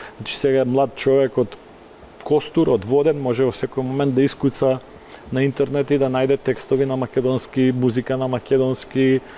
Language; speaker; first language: Macedonian; native; Macedonian